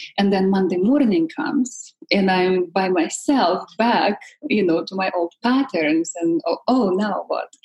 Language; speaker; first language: English; non-native, fluent; Russian